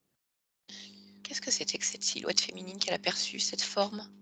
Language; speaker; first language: French; native; French